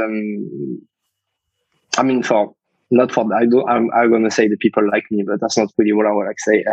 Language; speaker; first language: English; non-native, fluent; French